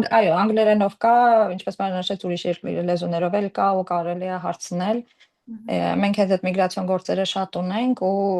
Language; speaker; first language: Armenian; early bilingual, heritage; Armenian